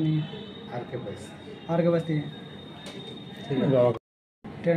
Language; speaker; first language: Hindi; non-native, local second language; Bangla